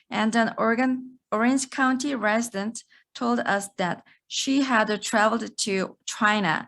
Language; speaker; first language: English; non-native, fluent; Korean